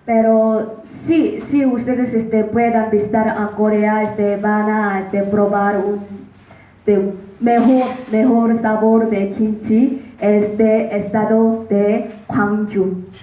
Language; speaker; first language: Spanish; non-native, fluent; Korean